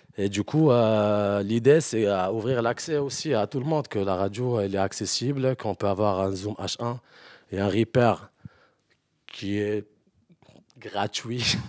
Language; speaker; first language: French; non-native, local second language; Arabic